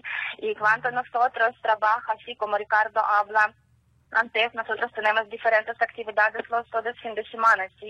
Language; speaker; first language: Spanish; non-native, learner; Ukrainian